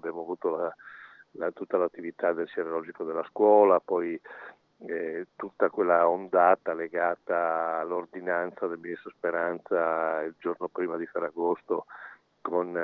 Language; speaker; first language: Italian; native; Italian